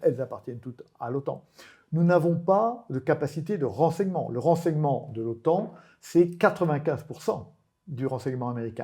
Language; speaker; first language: French; native; French